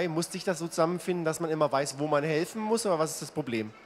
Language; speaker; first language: German; native; German